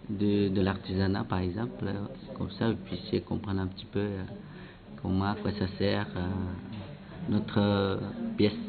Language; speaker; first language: French; non-native, local second language; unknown